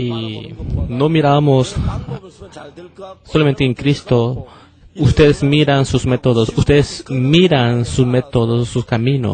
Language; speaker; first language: Spanish; non-native, fluent; Korean